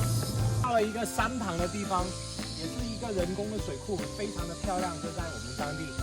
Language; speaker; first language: Chinese; non-native, local second language; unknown